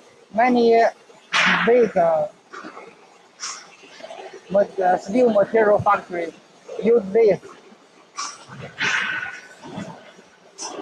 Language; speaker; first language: English; non-native, learner; Chinese